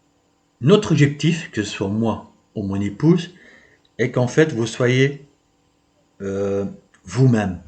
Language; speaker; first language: French; native; French